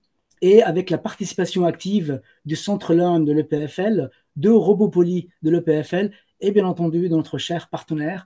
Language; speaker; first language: French; native; French